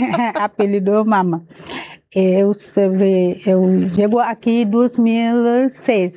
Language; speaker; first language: Portuguese; non-native, learner; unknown